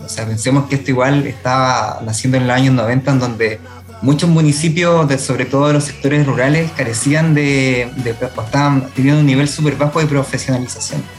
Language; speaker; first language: Spanish; native; Spanish